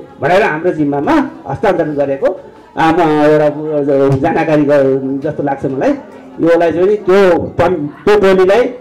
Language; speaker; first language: Nepali; non-native, local second language; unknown